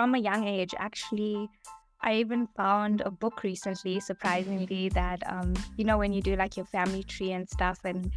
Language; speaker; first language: English; native; English